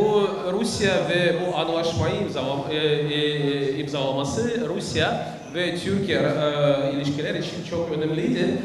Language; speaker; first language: Turkish; non-native, learner; Russian